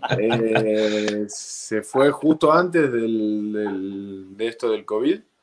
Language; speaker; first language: Spanish; native; Spanish